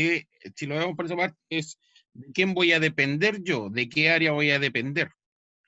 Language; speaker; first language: Spanish; native; Spanish